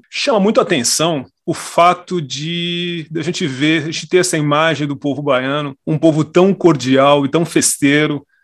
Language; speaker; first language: Portuguese; native; Portuguese